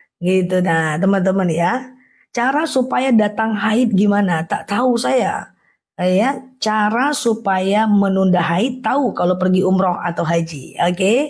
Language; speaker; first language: Indonesian; non-native, local second language; Minangkabau